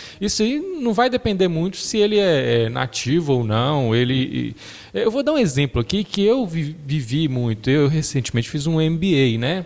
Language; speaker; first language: Portuguese; native; Portuguese